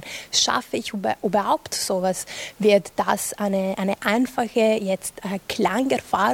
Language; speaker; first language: German; non-native, fluent; Italian